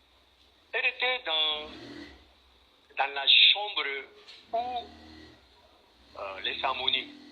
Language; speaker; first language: French; non-native, fluent; Korean